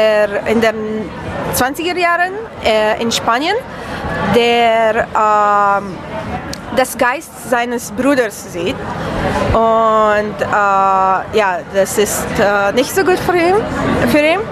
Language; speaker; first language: German; non-native, learner; Romanian